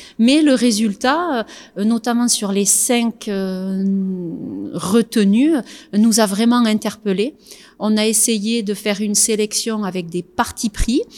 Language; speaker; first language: French; native; French